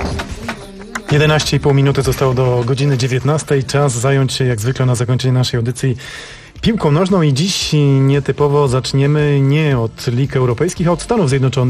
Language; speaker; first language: Polish; native; Polish